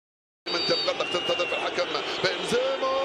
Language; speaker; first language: Arabic; native; Arabic